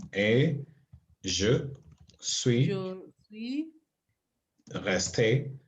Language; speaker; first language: French; non-native, fluent; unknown